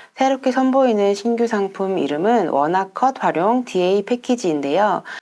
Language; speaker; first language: Korean; native; Korean